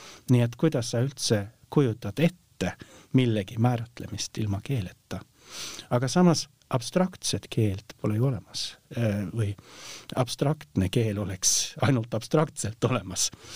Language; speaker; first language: Estonian; non-native, fluent; Norwegian